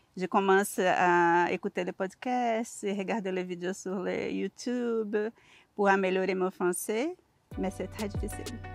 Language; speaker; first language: French; non-native, learner; Portuguese